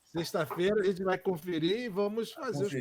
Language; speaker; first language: Portuguese; native; Portuguese